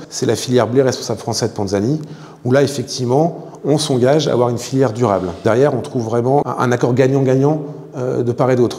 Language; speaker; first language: French; native; French